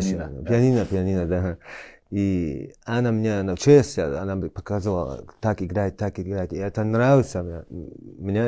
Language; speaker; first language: Russian; early bilingual, heritage; Chechen